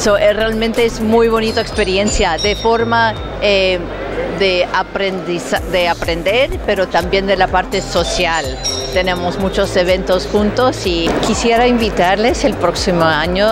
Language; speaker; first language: Spanish; non-native, fluent; English